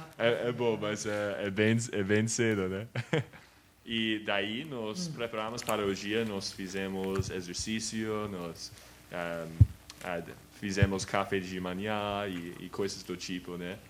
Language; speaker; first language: Portuguese; non-native, learner; English